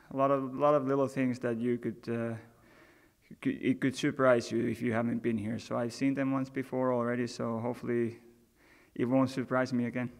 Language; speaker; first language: English; non-native, fluent; Finnish